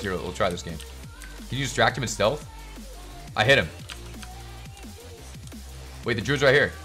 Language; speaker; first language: English; native; English